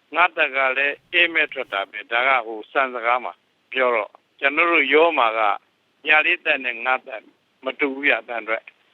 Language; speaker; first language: Burmese; native; Burmese